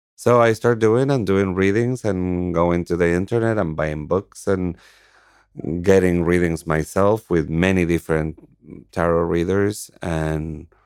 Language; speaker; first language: English; non-native, fluent; Spanish